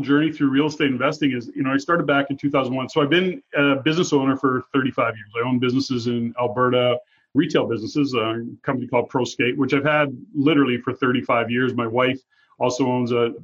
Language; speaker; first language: English; native; English